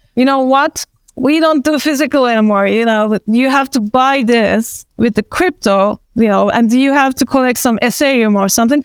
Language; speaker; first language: English; non-native, fluent; Turkish